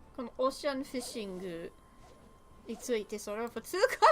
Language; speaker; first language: Japanese; non-native, learner; English